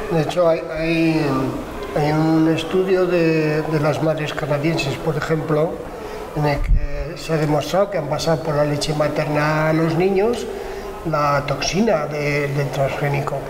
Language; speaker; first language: Spanish; native; Spanish